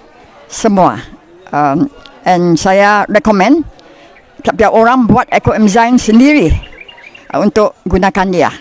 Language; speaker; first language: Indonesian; non-native, learner; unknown